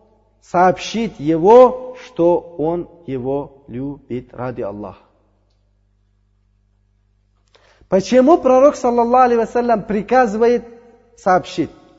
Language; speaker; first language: Russian; non-native, fluent; Uzbek